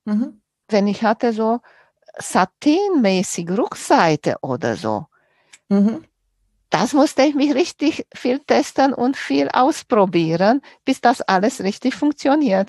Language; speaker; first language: German; non-native, fluent; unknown